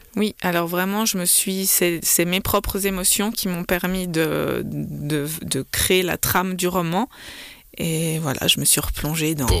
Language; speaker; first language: French; native; French